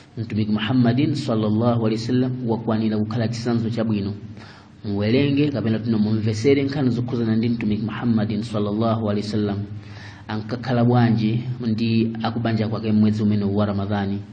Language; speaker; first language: Nyanja; non-native, local second language; Yao